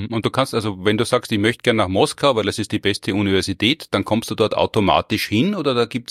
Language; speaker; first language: German; native; German